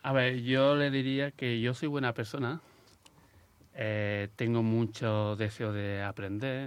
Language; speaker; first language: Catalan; non-native, local second language; Spanish